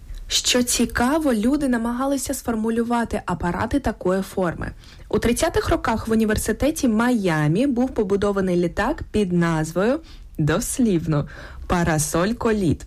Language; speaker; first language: Ukrainian; native; Ukrainian